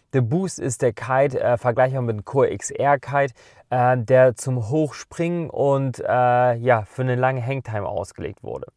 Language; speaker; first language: German; native; German